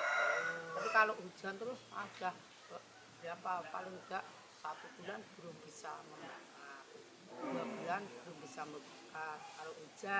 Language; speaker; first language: Indonesian; non-native, local second language; Javanese